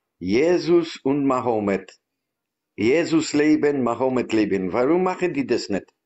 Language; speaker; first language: German; non-native, learner; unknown